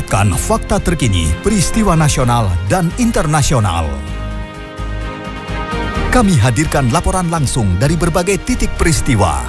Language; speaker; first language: Indonesian; native; Indonesian